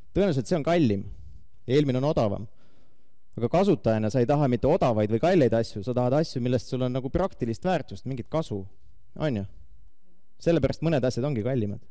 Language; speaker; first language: Estonian; native; Estonian